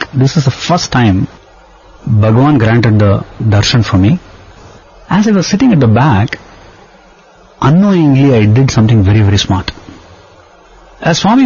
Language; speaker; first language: English; non-native, local second language; Tamil